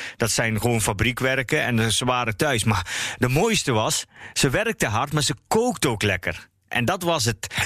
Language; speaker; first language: Dutch; early bilingual, other home language; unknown